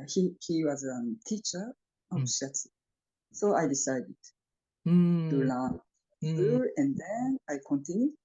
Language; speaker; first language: English; non-native, fluent; Japanese